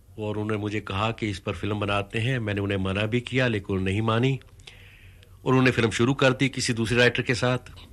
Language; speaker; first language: Hindi; native; Hindi